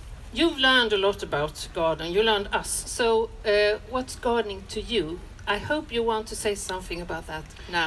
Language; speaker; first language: English; non-native, fluent; Swedish